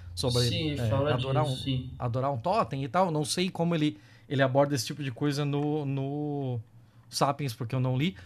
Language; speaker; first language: Portuguese; native; Portuguese